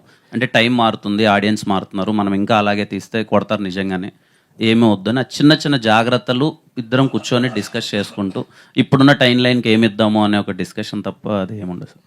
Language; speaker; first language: Telugu; native; Telugu